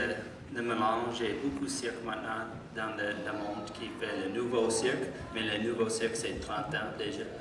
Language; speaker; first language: French; non-native, learner; English